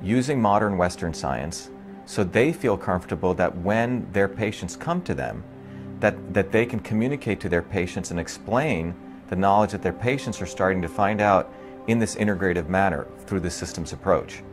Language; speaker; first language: English; non-native, local second language; Tamil